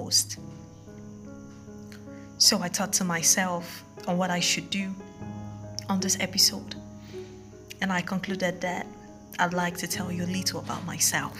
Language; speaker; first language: English; non-native, local second language; Igbo